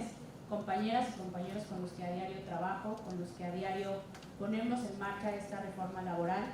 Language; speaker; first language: Spanish; native; Spanish